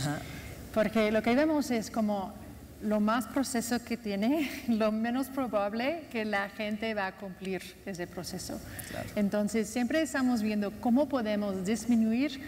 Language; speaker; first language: Spanish; non-native, fluent; English